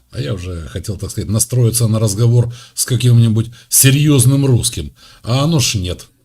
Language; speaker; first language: Russian; native; Russian